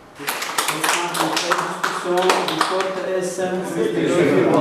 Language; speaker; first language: German; non-native, learner; Chechen